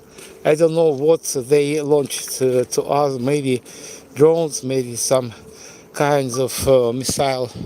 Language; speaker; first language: English; non-native, fluent; Russian